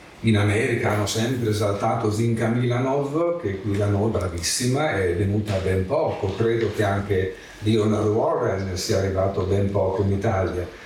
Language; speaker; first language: Italian; native; Italian